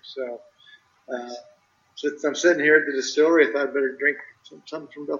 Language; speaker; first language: English; native; English